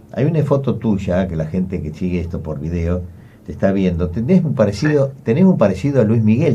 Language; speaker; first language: Spanish; native; Spanish